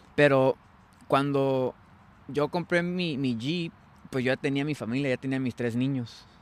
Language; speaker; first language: Spanish; early bilingual, heritage; Spanish